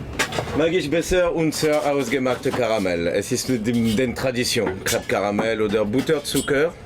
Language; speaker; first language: German; non-native, learner; French